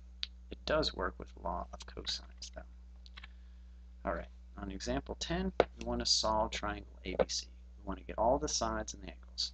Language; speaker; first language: English; native; English